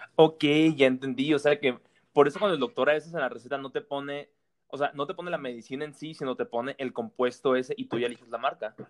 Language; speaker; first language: Spanish; native; Spanish